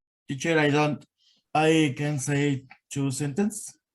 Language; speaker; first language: English; non-native, learner; Spanish